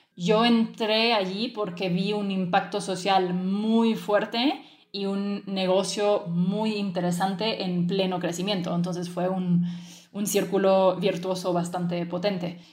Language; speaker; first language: Spanish; early bilingual, other home language; French